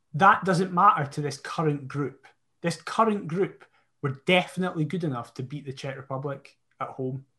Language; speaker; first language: English; native; English